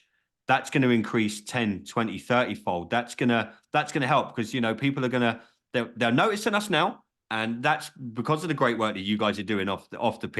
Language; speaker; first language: English; native; English